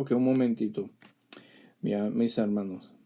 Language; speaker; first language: Spanish; non-native, fluent; English